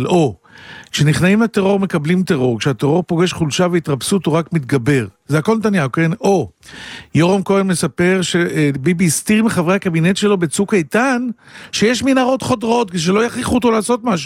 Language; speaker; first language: Hebrew; native; Hebrew